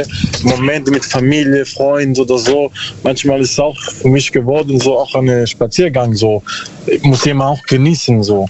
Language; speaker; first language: German; non-native, learner; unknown